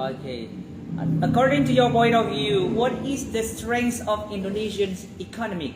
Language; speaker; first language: English; non-native, fluent; Indonesian